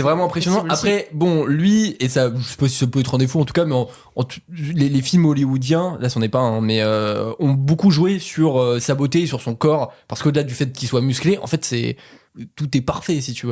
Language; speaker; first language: French; native; French